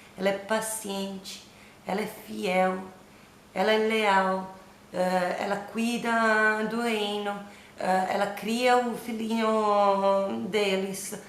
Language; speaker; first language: Portuguese; non-native, learner; Italian